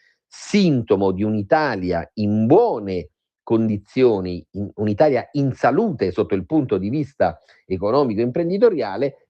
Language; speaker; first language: Italian; native; Italian